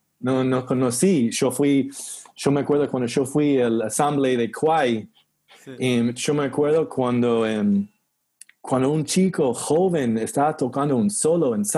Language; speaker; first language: Spanish; non-native, learner; English